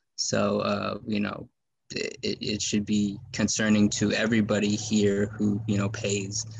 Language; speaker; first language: English; native; English